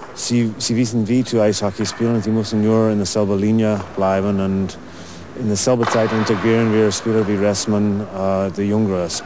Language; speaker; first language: German; non-native, learner; English